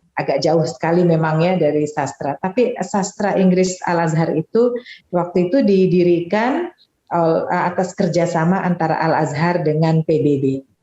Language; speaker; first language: Indonesian; native; Indonesian